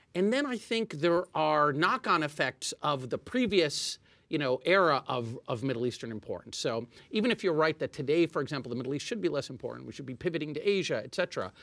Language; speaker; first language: English; non-native, fluent; Arabic